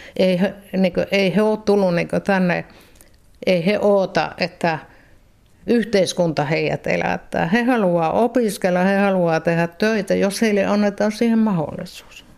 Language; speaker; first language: Finnish; native; Finnish